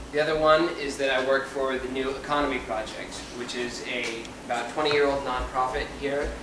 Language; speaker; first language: English; native; English